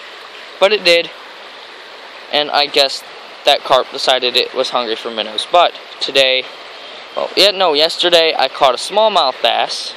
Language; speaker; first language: English; native; English